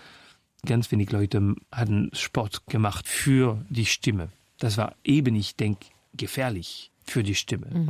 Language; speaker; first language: German; non-native, fluent; French